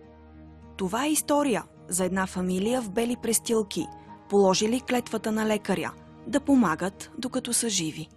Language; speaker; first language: Bulgarian; native; Bulgarian